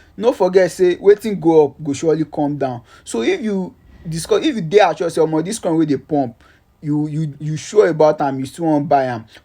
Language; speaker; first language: Nigerian Pidgin; native; Nigerian Pidgin